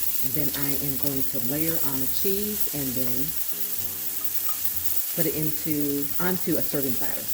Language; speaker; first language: English; native; English